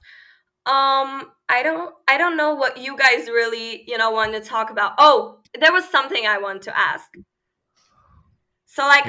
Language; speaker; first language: English; non-native, fluent; Turkish